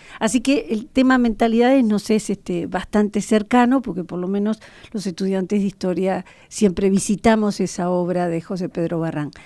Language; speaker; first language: Spanish; native; Spanish